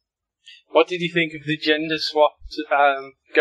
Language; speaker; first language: English; native; English